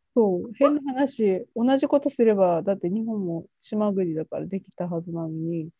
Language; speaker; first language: Japanese; native; Japanese